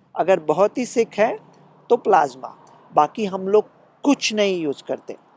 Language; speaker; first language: Hindi; non-native, local second language; Marathi